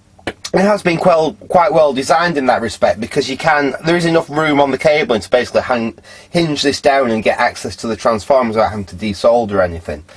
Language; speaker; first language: English; native; English